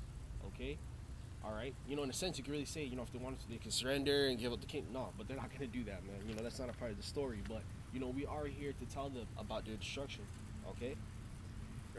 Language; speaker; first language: English; native; English